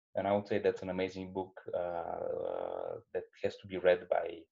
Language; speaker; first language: English; non-native, fluent; Bulgarian